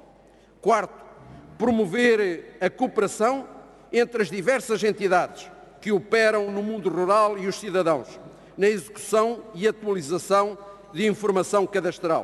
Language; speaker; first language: Portuguese; native; Portuguese